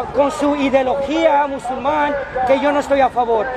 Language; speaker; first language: Spanish; early bilingual, heritage; Spanish